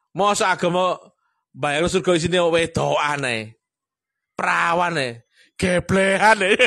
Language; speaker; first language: Indonesian; non-native, local second language; Javanese